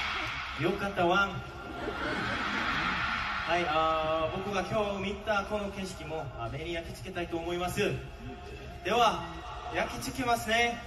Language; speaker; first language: Japanese; non-native, learner; Korean